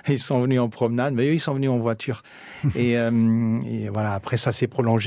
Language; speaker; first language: French; early bilingual, other home language; Portuguese